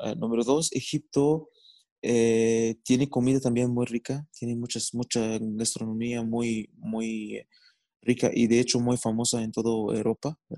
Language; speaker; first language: Spanish; non-native, fluent; Arabic